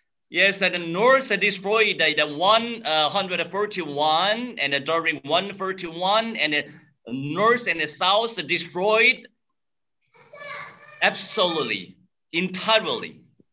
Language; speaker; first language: English; non-native, learner; Korean